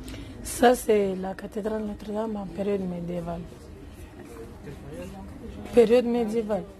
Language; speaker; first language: French; non-native, learner; Romanian